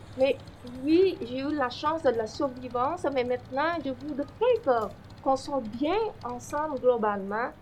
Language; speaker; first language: French; non-native, fluent; Vietnamese